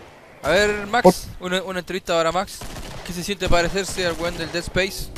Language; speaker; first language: Spanish; native; Spanish